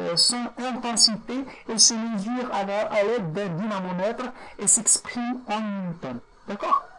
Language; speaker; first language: French; non-native, local second language; Arabic